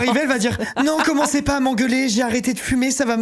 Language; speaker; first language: French; native; French